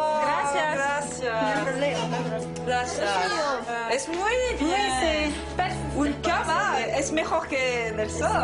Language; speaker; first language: Spanish; non-native, learner; French